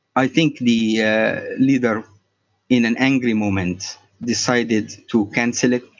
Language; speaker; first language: English; non-native, fluent; Arabic